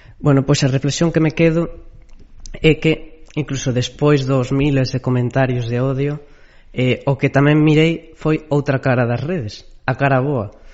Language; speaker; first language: Galician; native; Galician